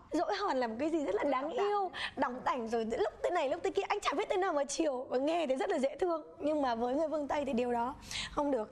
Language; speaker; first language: Vietnamese; native; Vietnamese